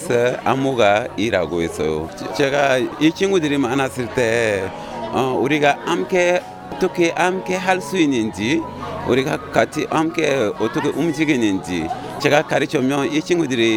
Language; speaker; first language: Korean; non-native, learner; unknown